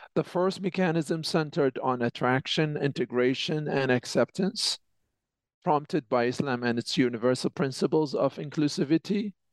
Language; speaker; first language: English; non-native, fluent; Arabic